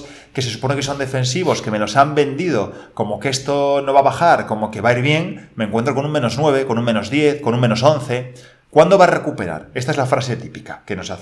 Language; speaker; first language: Spanish; native; Spanish